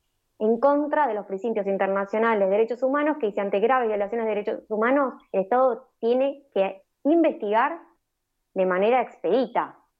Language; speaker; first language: Spanish; native; Spanish